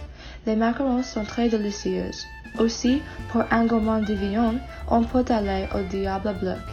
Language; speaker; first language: French; non-native, learner; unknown